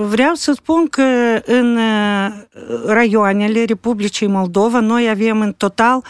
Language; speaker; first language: Romanian; non-native, local second language; Russian